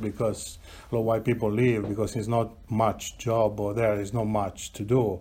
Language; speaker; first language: English; non-native, learner; Italian